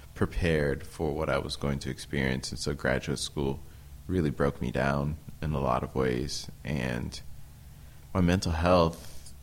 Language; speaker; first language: English; native; English